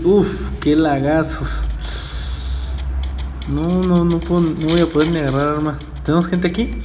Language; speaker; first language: Spanish; native; Spanish